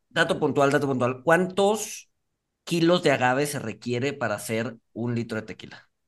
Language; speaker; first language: Spanish; native; Spanish